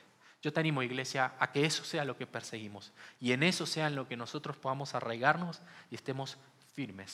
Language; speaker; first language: Spanish; native; Spanish